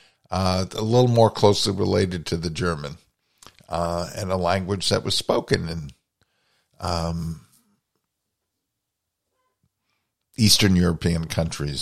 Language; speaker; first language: English; native; English